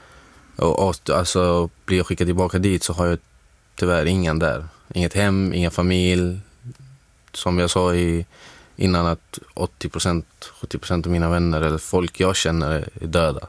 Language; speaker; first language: Swedish; non-native, fluent; Arabic